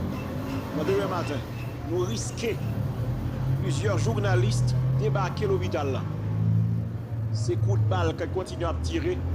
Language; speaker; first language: French; non-native, local second language; Haitian Creole